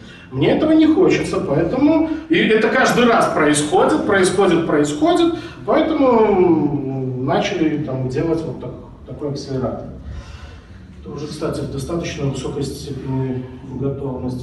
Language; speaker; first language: Russian; native; Russian